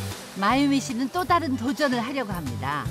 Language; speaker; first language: Korean; native; Korean